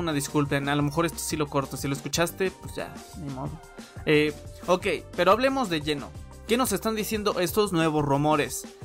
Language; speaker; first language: Spanish; native; Spanish